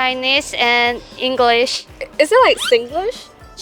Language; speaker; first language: English; non-native, learner; Chinese